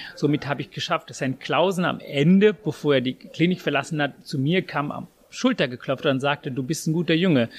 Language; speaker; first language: German; non-native, fluent; Tamil